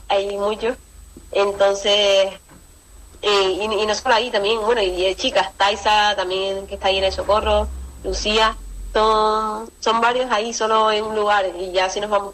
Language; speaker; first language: Spanish; native; Spanish